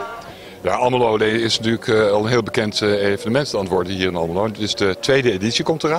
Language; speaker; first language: Dutch; native; Dutch